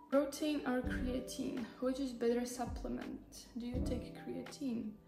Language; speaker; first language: English; non-native, fluent; Slovak